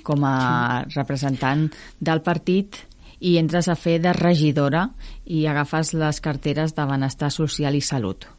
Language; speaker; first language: Catalan; native; Catalan